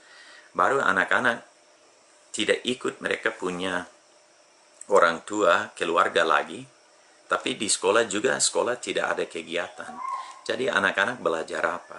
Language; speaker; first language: Indonesian; non-native, fluent; English